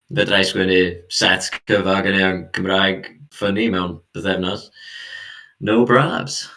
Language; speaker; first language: Welsh; native; Welsh